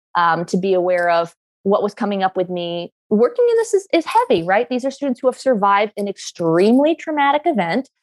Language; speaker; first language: English; native; English